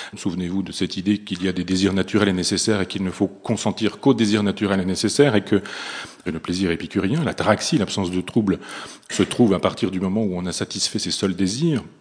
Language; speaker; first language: French; native; French